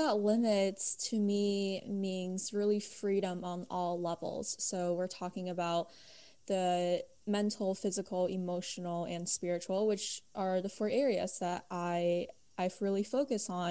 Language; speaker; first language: English; early bilingual, other home language; Chinese